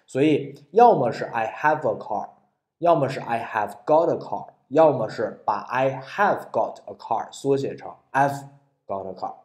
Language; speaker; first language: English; non-native, fluent; Chinese